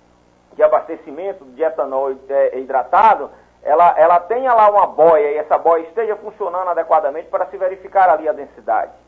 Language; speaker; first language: Portuguese; native; Portuguese